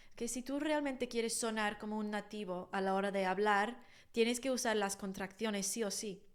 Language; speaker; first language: Spanish; non-native, fluent; English